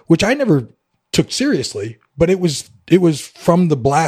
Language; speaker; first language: English; native; English